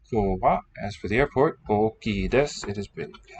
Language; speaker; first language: Japanese; non-native, learner; English